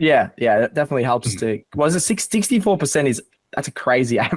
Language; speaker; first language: English; native; English